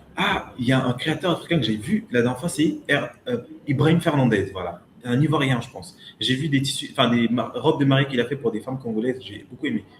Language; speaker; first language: French; early bilingual, other home language; Lingala